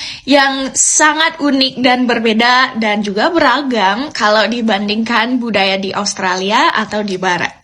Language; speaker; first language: Indonesian; non-native, fluent; English